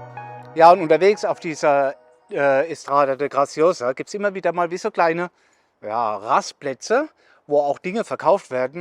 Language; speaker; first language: German; native; German